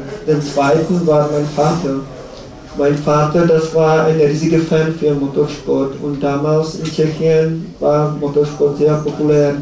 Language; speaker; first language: German; non-native, learner; Czech